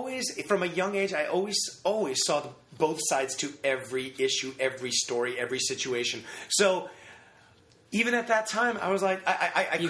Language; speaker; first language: English; native; English